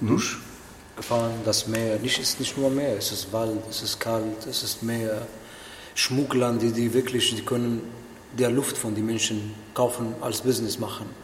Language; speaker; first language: German; non-native, learner; Arabic